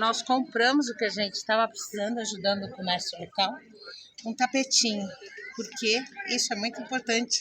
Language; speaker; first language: Portuguese; native; Portuguese